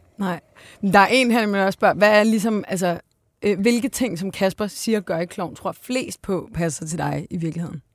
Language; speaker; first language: Danish; native; Danish